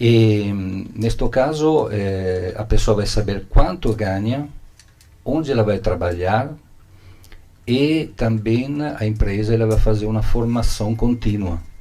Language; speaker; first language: Portuguese; non-native, learner; Italian